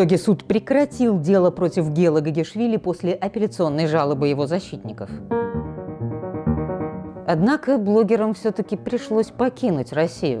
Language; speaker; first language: Russian; native; Russian